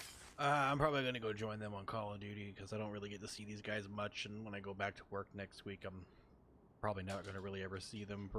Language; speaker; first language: English; native; English